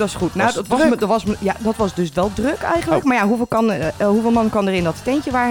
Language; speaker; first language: Dutch; native; Dutch